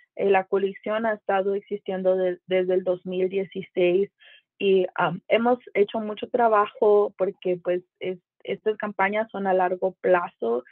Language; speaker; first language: Spanish; native; Spanish